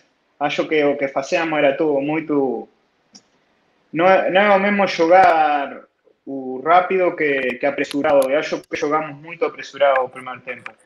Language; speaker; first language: Portuguese; non-native, fluent; Spanish